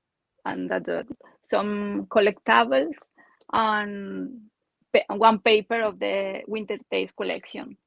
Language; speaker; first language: English; non-native, learner; Spanish